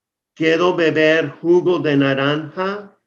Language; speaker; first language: Spanish; non-native, fluent; English